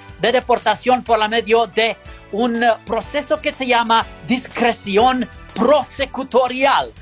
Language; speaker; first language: Spanish; non-native, learner; English